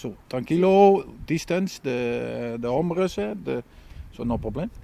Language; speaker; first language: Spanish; non-native, learner; Dutch